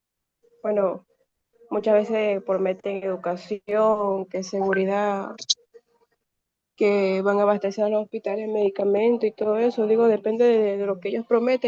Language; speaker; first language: Spanish; native; Spanish